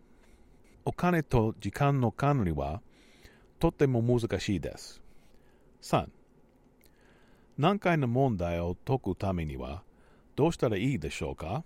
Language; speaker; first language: Japanese; non-native, learner; English